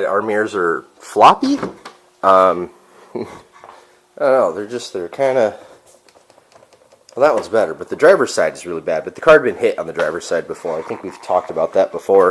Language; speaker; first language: English; native; English